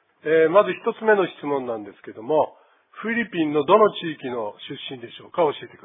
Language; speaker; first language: Japanese; native; Japanese